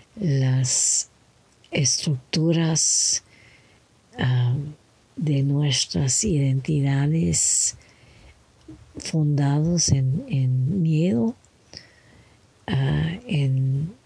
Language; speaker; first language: Spanish; non-native, learner; English